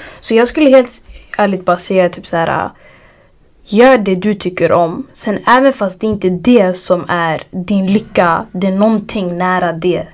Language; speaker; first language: Swedish; early bilingual, other home language; Arabic